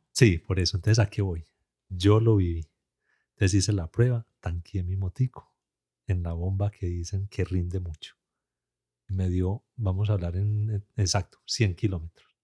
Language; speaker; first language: Spanish; native; Spanish